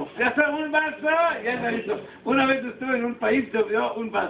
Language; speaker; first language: Spanish; non-native, learner; Hebrew